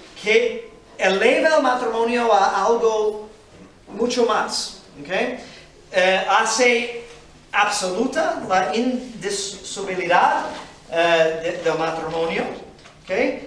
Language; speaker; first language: Spanish; non-native, fluent; English